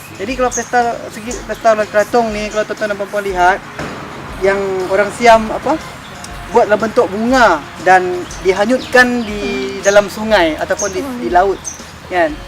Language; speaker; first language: Malay; non-native, local second language; Thai